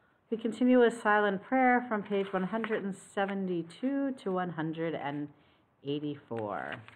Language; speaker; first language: English; native; English